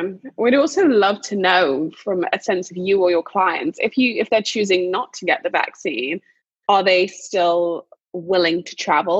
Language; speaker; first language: English; native; English